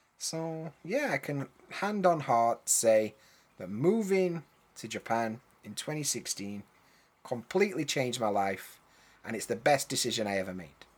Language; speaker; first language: English; native; English